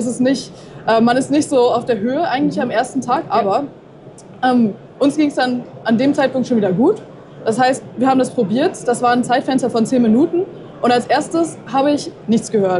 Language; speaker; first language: German; native; German